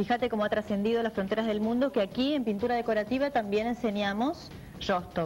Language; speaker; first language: Spanish; native; Spanish